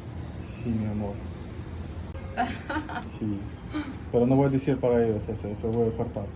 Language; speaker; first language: Spanish; non-native, learner; Russian